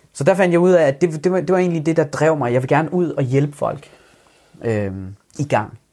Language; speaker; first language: Danish; early bilingual, other home language; Persian